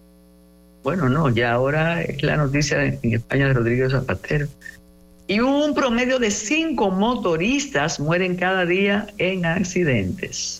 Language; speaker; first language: Spanish; native; Spanish